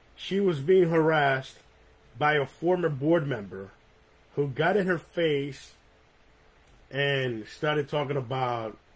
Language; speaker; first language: English; early bilingual, other home language; Spanish